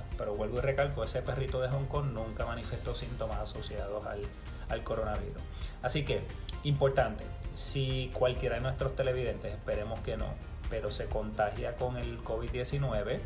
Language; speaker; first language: Spanish; native; Spanish